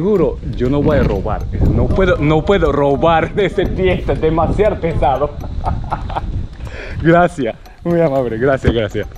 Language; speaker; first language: Spanish; non-native, learner; Japanese